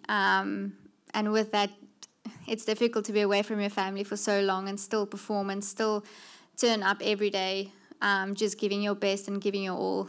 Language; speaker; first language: English; non-native, local second language; Afrikaans